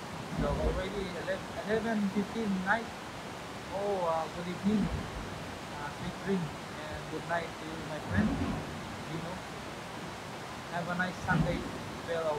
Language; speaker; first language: English; non-native, local second language; Filipino